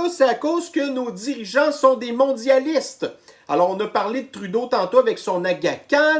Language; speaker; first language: French; native; French